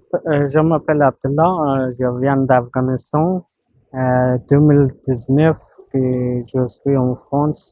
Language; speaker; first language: French; non-native, learner; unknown